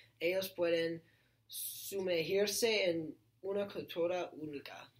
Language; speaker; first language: Spanish; non-native, learner; English